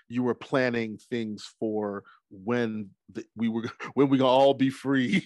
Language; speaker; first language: English; native; English